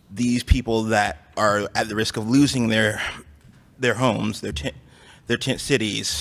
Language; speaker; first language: English; native; English